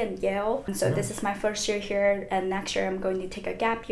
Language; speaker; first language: English; non-native, fluent; Chinese